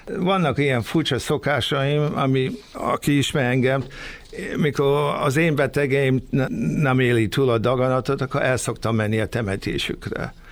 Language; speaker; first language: Hungarian; early bilingual, heritage; Hungarian